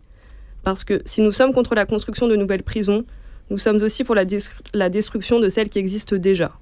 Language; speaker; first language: French; native; French